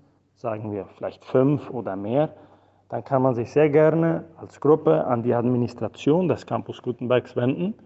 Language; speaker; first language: German; non-native, fluent; Spanish